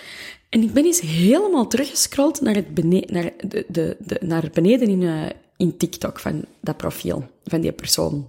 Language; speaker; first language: Dutch; native; Dutch